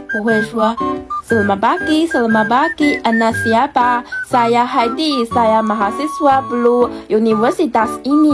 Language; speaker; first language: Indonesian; non-native, learner; Chinese